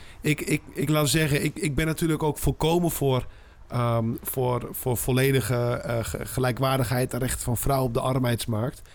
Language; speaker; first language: Dutch; native; Dutch